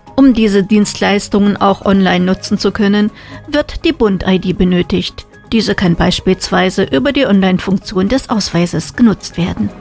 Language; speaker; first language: German; native; German